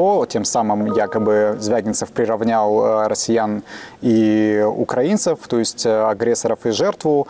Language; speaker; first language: Russian; native; Russian